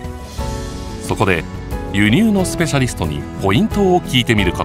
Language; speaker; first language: Japanese; native; Japanese